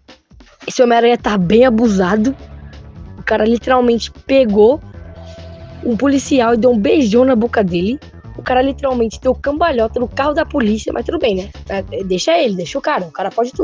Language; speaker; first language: Portuguese; native; Portuguese